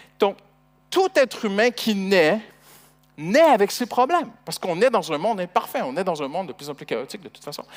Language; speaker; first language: French; native; French